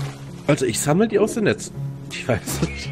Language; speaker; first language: German; native; German